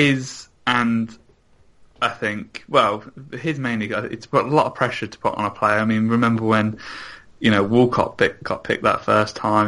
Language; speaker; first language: English; native; English